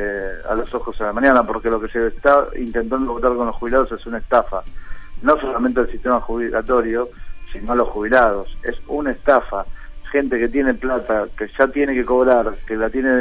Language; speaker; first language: Spanish; native; Spanish